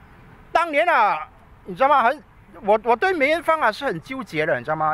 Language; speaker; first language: Chinese; native; Chinese